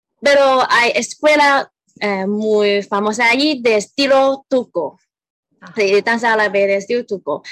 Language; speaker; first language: Spanish; non-native, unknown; Cantonese